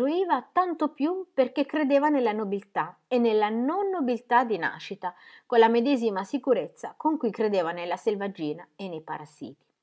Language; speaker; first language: Italian; native; Italian